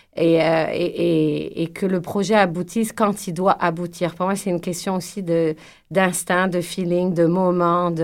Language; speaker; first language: French; native; French